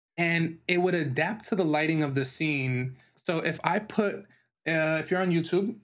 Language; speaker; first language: English; native; English